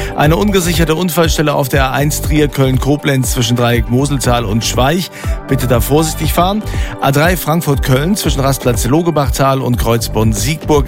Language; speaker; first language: German; native; German